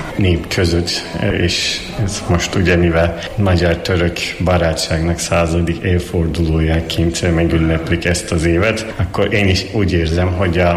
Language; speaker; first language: Hungarian; non-native, fluent; Turkish